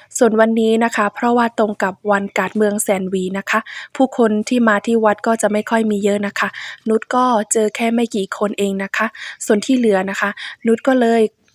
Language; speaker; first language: Thai; non-native, local second language; Shan